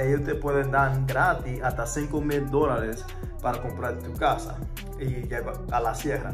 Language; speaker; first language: Spanish; early bilingual, heritage; English